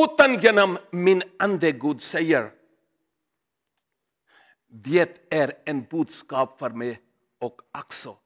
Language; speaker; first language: Swedish; non-native, learner; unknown